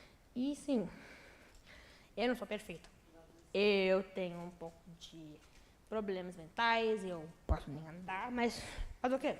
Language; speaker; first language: Portuguese; early bilingual, heritage; Portuguese